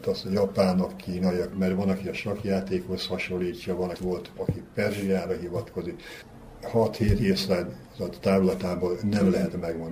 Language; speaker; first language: Hungarian; native; Hungarian